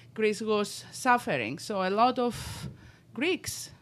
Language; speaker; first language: English; non-native, fluent; Greek